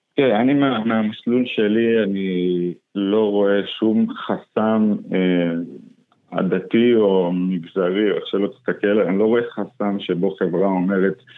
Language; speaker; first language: Hebrew; non-native, local second language; Arabic